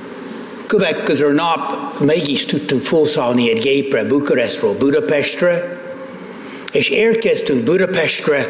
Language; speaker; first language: Hungarian; non-native, fluent; English